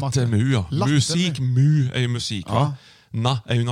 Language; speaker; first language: Swedish; native; Swedish